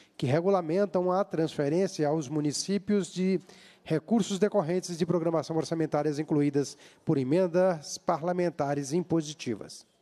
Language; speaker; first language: Portuguese; native; Portuguese